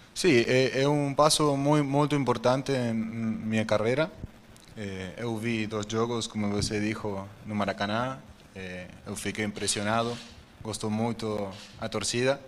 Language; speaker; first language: Portuguese; non-native, learner; Spanish